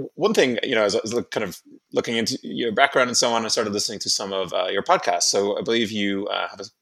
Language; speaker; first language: English; native; English